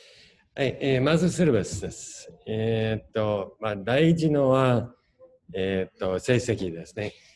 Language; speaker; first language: Japanese; non-native, fluent; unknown